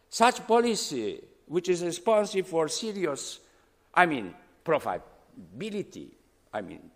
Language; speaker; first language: English; non-native, fluent; Polish